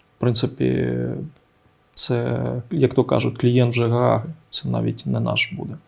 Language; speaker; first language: Ukrainian; native; Ukrainian